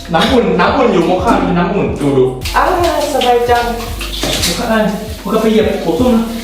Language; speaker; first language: Thai; non-native, fluent; Korean